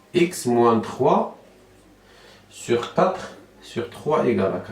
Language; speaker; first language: French; non-native, local second language; Arabic